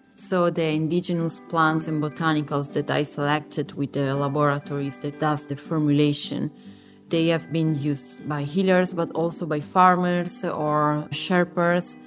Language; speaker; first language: English; non-native, fluent; Italian